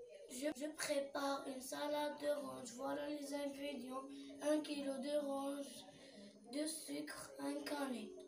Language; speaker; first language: French; non-native, learner; Arabic